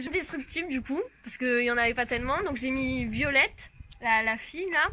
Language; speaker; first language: French; native; French